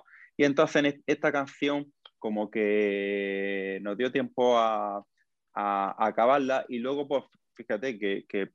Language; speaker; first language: Spanish; native; Spanish